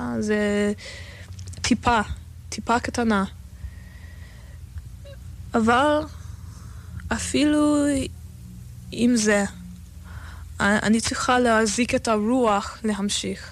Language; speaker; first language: Hebrew; non-native, fluent; English